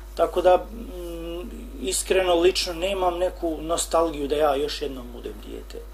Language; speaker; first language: Croatian; non-native, fluent; Albanian